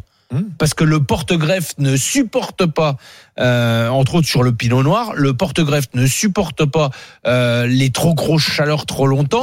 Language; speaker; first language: French; native; French